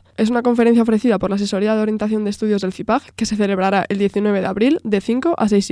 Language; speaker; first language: Spanish; native; Spanish